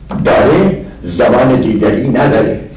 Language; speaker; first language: Persian; non-native, fluent; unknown